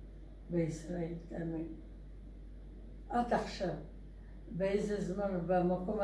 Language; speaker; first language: Hebrew; non-native, learner; Russian